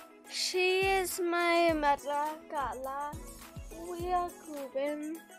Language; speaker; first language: English; native; English